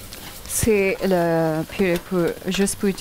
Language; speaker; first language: French; non-native, learner; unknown